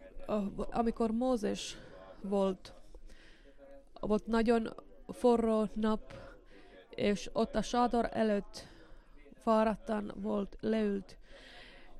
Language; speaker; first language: Hungarian; non-native, learner; Finnish